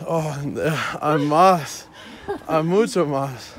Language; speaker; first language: Spanish; non-native, learner; English